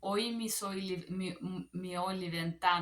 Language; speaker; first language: Spanish; non-native, learner; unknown